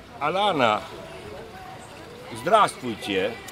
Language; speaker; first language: Russian; non-native, learner; Polish